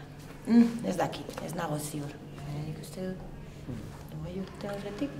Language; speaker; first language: Basque; non-native, learner; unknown